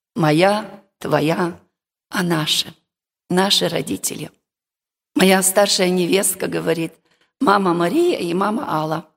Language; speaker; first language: Russian; non-native, local second language; Romanian